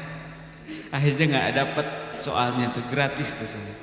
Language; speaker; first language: Indonesian; native; Indonesian